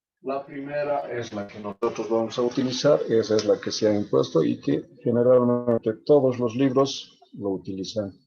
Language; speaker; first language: Spanish; native; Spanish